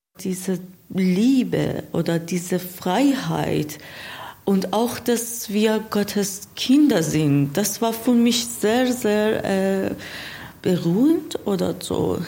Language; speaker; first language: German; non-native, learner; Persian